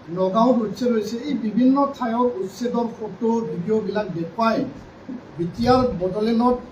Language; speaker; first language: Assamese; non-native, local second language; Bodo